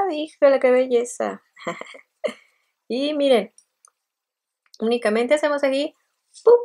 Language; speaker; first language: Spanish; native; Spanish